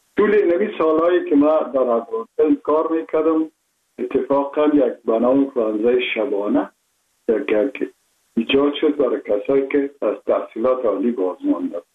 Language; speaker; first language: Persian; native; Persian